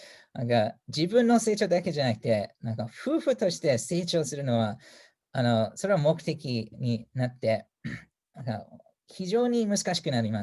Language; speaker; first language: Japanese; non-native, fluent; English